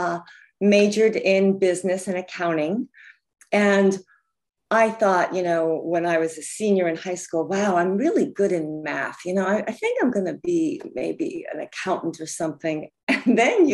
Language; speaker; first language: English; native; English